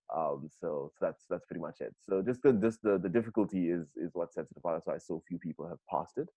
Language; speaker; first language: English; native; English